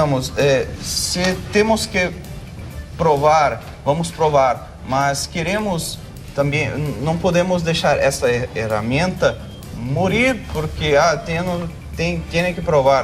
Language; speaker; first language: Spanish; non-native, learner; Portuguese